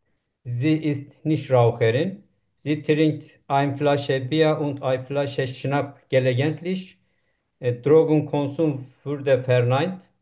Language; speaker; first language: German; non-native, learner; Turkish